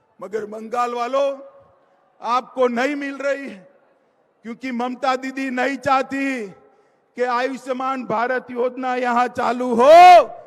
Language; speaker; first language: Hindi; non-native, local second language; Gujarati